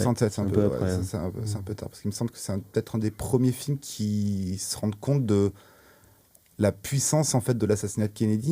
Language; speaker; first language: French; native; French